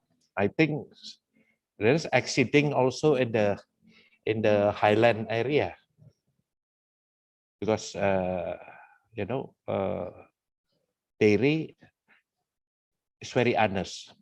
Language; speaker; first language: English; non-native, fluent; Indonesian